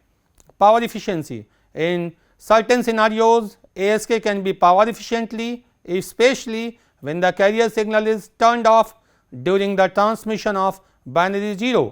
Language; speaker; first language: English; non-native, local second language; Hindi